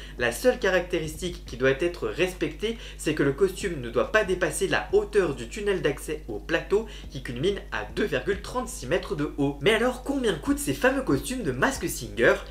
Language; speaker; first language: French; native; French